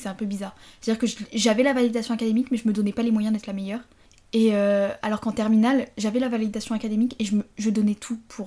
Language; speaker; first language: French; native; French